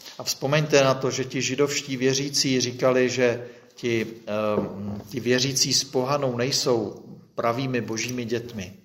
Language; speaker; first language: Czech; native; Czech